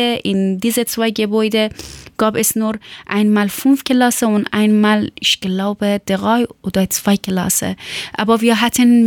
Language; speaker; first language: German; non-native, learner; Persian